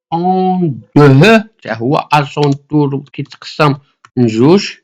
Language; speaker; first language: French; non-native, local second language; Arabic